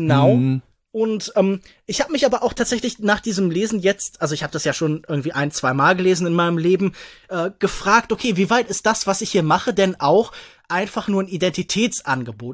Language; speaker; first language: German; native; German